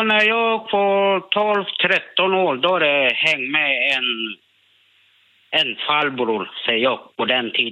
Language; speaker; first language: Swedish; non-native, learner; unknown